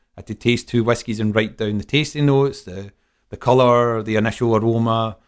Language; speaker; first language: English; native; English